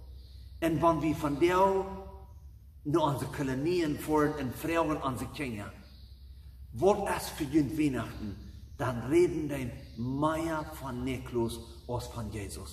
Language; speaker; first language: German; non-native, learner; Plautdietsch